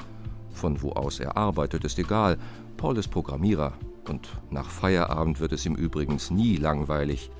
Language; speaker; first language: German; native; German